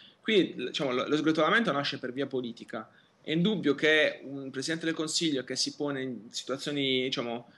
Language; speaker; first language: Italian; native; Italian